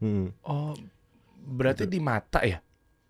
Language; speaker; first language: Indonesian; native; Indonesian